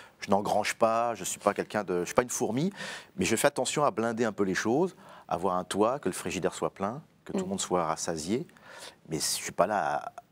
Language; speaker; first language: French; native; French